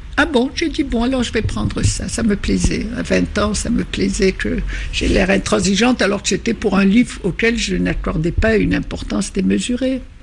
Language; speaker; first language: French; non-native, local second language; Arabic